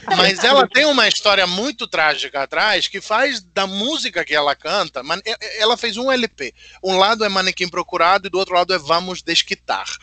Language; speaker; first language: Portuguese; non-native, fluent; Italian